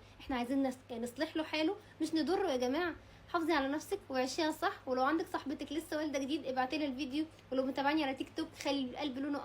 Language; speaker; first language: Arabic; native; Arabic